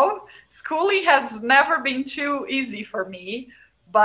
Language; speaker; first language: English; non-native, fluent; Portuguese